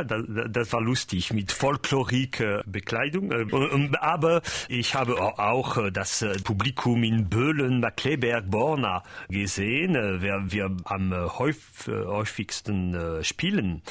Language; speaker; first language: German; non-native, learner; French